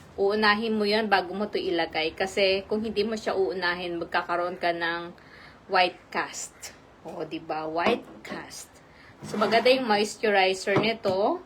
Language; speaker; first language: Filipino; non-native, local second language; Iloko